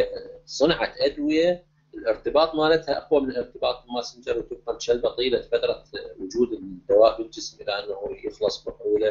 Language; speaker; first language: Arabic; native; Arabic